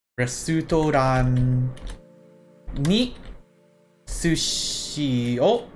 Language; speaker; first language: Japanese; non-native, fluent; English